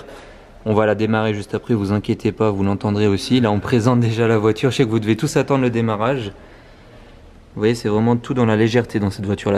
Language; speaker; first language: French; native; French